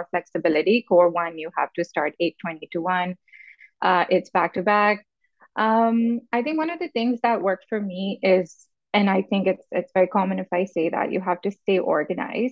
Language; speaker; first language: English; non-native, local second language; Urdu